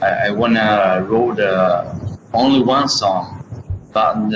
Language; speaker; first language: English; non-native, learner; Italian